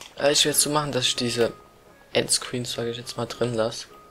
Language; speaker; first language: German; native; German